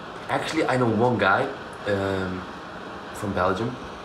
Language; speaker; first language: English; non-native, fluent; Slovak